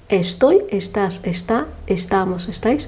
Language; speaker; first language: Spanish; non-native, fluent; Lithuanian